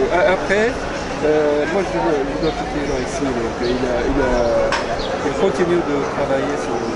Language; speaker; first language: French; non-native, learner; Japanese